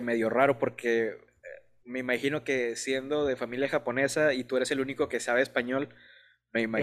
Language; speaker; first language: Spanish; native; Spanish